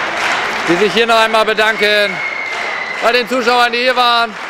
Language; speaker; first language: German; native; German